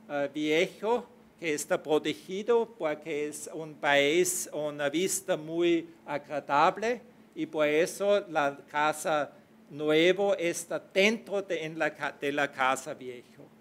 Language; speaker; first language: Spanish; non-native, fluent; German